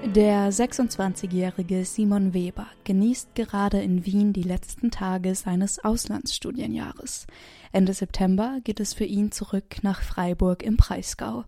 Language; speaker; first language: German; native; German